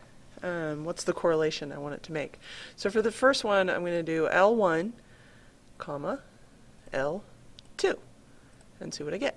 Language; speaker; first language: English; native; English